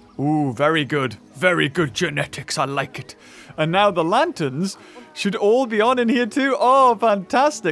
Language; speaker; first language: English; native; English